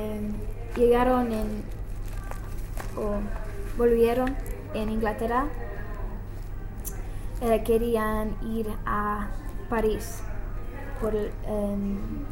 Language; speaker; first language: Spanish; non-native, learner; English